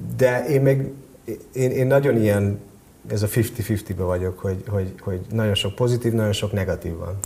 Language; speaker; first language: Hungarian; early bilingual, heritage; Hungarian